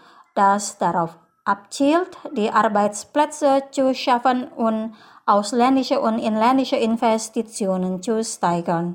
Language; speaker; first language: German; non-native, fluent; Indonesian